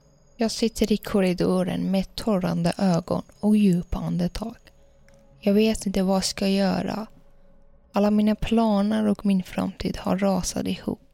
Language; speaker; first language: Swedish; non-native, learner; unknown